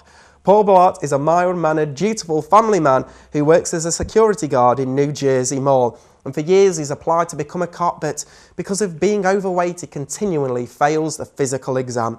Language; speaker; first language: English; native; English